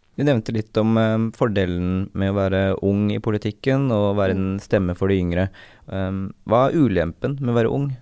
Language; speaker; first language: Norwegian; native; Norwegian